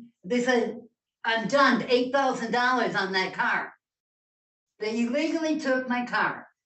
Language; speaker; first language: English; native; English